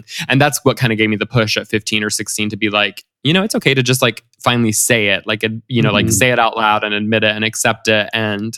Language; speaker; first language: English; native; English